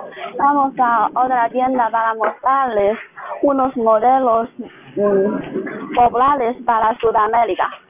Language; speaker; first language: Spanish; non-native, learner; Chinese